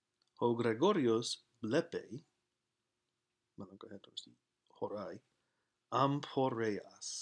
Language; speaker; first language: Greek; non-native, fluent; English